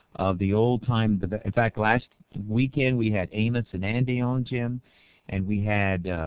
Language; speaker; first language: English; native; English